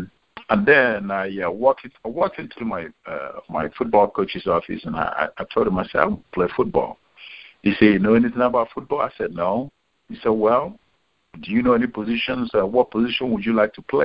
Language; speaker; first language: English; non-native, local second language; Igbo